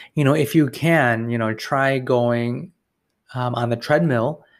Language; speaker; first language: English; native; English